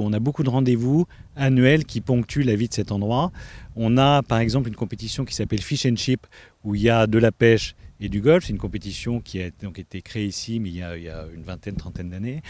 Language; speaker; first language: French; native; French